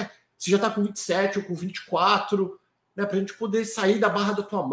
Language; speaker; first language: Portuguese; native; Portuguese